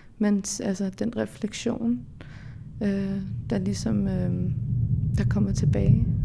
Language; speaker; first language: Danish; early bilingual, other home language; Central Kurdish